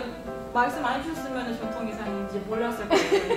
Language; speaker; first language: Korean; native; Korean